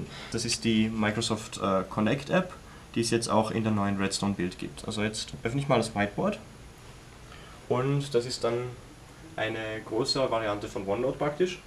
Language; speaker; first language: German; native; German